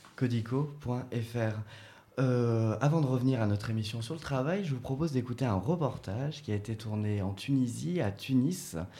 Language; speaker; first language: French; native; French